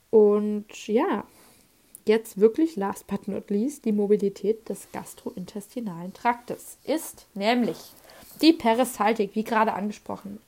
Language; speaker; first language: German; native; German